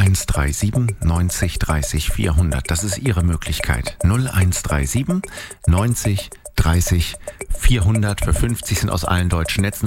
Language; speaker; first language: German; native; German